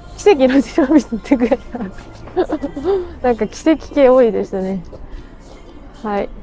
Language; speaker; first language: Japanese; native; Japanese